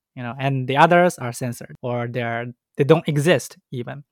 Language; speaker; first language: English; non-native, fluent; Chinese